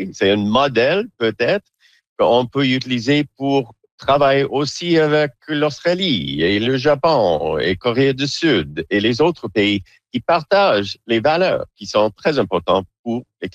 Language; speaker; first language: French; non-native, learner; English